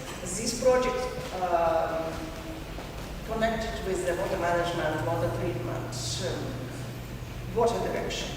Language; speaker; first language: English; non-native, learner; Ukrainian